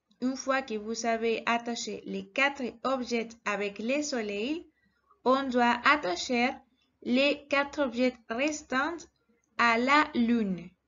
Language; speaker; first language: French; non-native, learner; Spanish